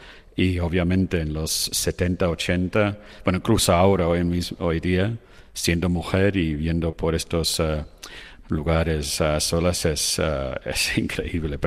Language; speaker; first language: Spanish; non-native, fluent; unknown